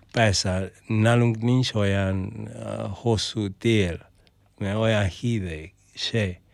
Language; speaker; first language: Hungarian; non-native, learner; Spanish